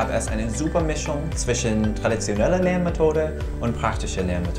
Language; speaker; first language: German; non-native, learner; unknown